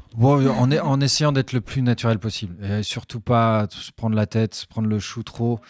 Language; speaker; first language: French; native; French